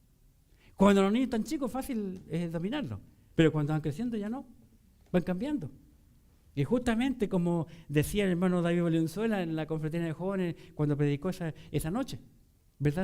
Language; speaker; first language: Spanish; native; Spanish